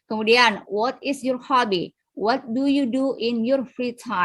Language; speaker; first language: English; non-native, fluent; Indonesian